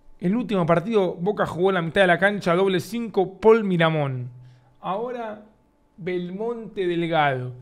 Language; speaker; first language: Spanish; native; Spanish